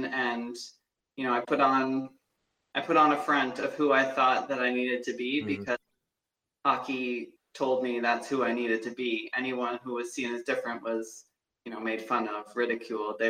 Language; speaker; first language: English; native; English